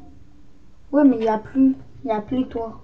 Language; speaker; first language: French; native; French